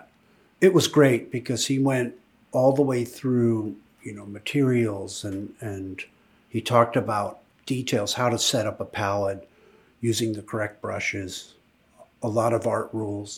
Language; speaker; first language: English; native; English